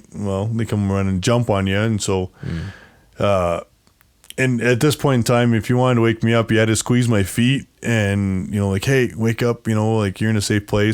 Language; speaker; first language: English; native; English